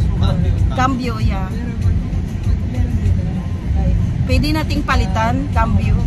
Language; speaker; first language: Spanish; non-native, learner; Filipino